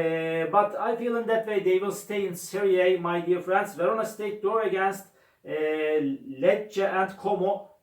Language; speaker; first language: English; non-native, learner; Turkish